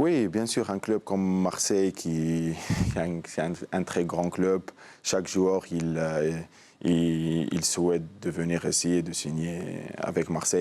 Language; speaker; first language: French; non-native, local second language; Arabic